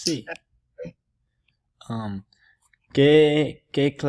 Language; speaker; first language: Spanish; non-native, learner; English